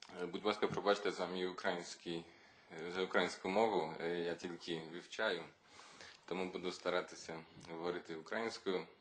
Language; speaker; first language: Ukrainian; non-native, learner; Polish